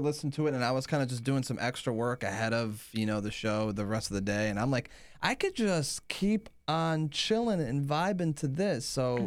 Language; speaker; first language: English; native; English